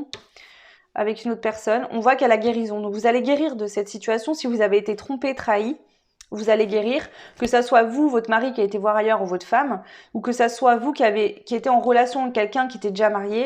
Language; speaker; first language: French; native; French